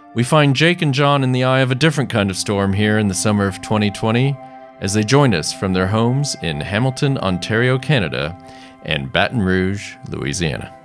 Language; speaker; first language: English; native; English